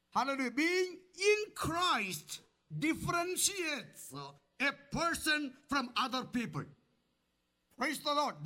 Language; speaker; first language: English; non-native, local second language; Malayalam